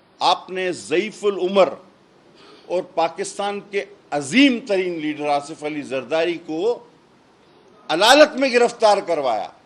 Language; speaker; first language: Urdu; non-native, local second language; Sindhi